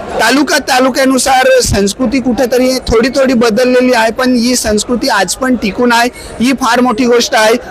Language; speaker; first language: Marathi; native; Marathi